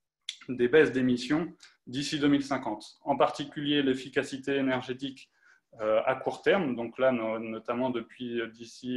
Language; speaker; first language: French; native; French